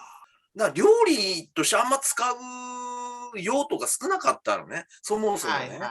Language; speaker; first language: Japanese; native; Japanese